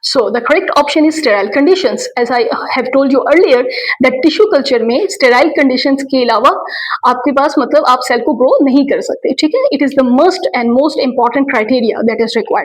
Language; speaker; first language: English; non-native, local second language; Urdu